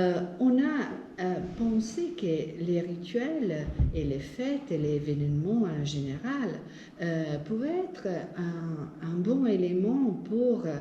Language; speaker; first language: French; non-native, fluent; Italian